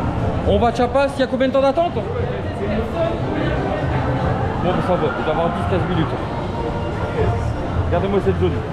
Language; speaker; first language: French; native; French